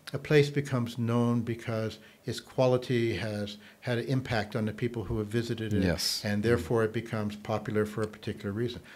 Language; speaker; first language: English; native; English